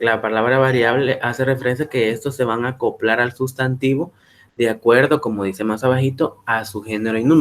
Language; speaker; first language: Spanish; native; Spanish